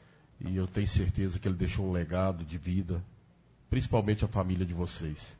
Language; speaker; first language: Portuguese; native; Portuguese